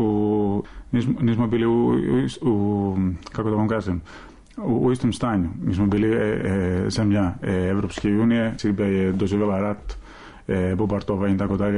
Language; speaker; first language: Serbian; non-native, fluent; Greek